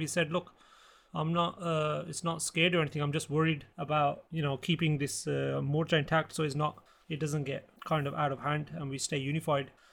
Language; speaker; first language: English; early bilingual, other home language; Punjabi